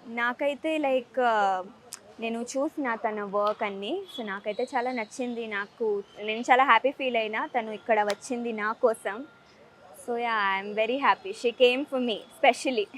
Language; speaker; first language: Telugu; early bilingual, heritage; Telugu